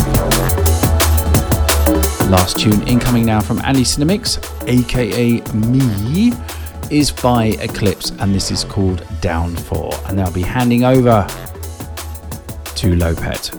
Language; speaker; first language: English; native; English